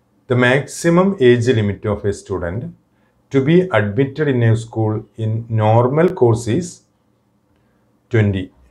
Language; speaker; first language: English; non-native, local second language; Malayalam